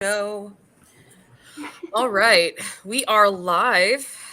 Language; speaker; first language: English; native; English